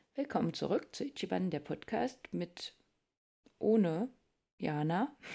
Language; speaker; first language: German; native; German